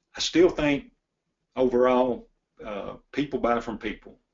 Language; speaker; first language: English; native; English